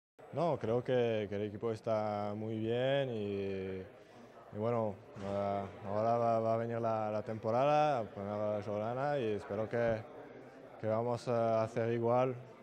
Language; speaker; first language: Spanish; non-native, learner; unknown